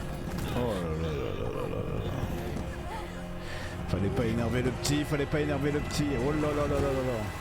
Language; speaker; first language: French; native; French